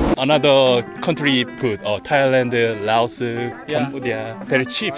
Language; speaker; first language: English; non-native, learner; Korean